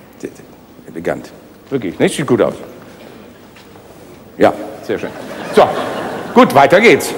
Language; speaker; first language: German; native; German